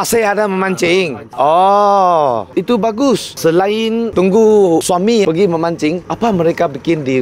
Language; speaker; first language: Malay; non-native, local second language; Chinese